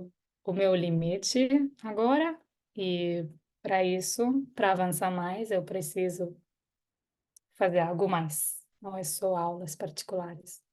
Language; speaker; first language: Portuguese; non-native, fluent; Hebrew